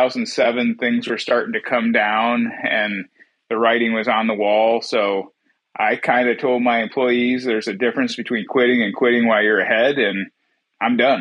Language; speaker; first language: English; native; English